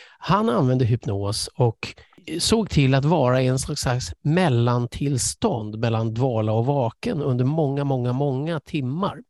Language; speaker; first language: Swedish; early bilingual, other home language; English